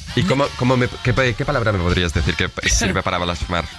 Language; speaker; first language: Spanish; native; Spanish